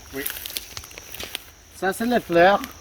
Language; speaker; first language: French; non-native, fluent; Spanish